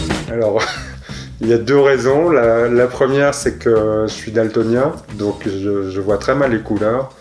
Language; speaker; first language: French; native; French